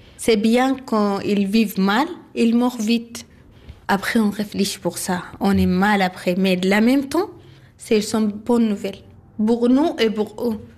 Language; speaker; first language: French; non-native, learner; Arabic